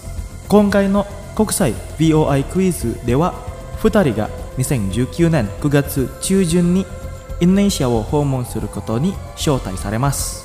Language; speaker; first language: Japanese; non-native, fluent; Indonesian